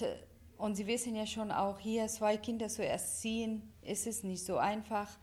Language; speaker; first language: German; non-native, fluent; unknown